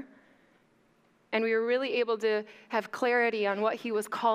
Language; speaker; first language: English; native; English